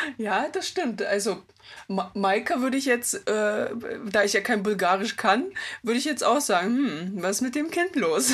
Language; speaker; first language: German; early bilingual, other home language; Russian